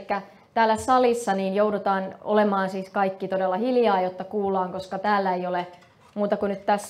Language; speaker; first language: Finnish; native; Finnish